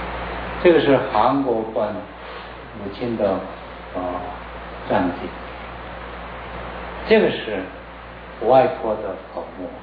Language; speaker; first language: Chinese; non-native, learner; Korean